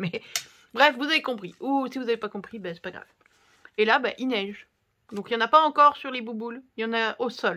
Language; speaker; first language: French; native; French